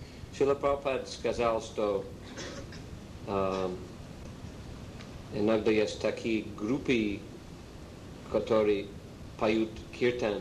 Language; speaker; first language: Russian; non-native, learner; English